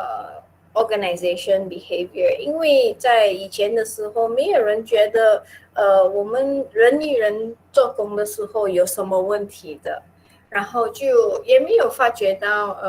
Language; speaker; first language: Chinese; non-native, local second language; Min Nan Chinese